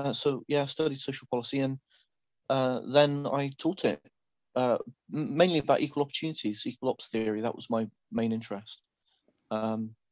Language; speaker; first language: English; native; English